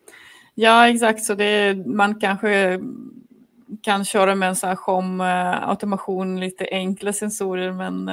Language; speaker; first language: Swedish; non-native, fluent; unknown